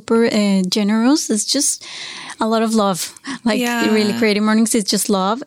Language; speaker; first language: English; non-native, fluent; Spanish